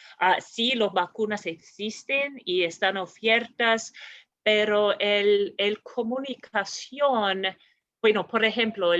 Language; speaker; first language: Spanish; non-native, fluent; English